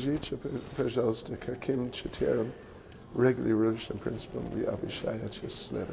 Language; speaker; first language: Russian; non-native, learner; English